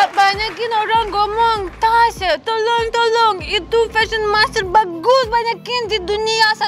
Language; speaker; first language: Indonesian; non-native, learner; Russian